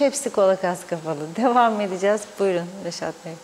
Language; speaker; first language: Turkish; native; Turkish